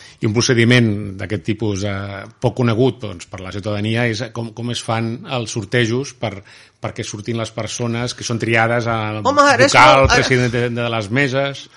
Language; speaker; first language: Catalan; native; Catalan